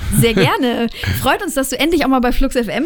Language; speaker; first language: German; native; German